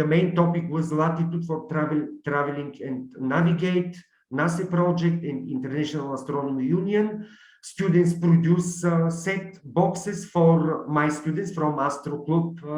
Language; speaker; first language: English; non-native, learner; Bulgarian